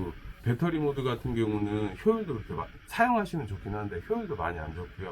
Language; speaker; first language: Korean; native; Korean